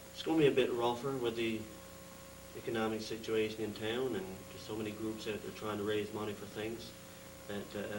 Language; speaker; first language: English; native; English